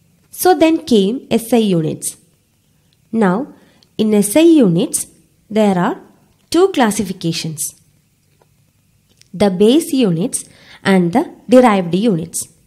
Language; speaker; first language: English; non-native, local second language; Malayalam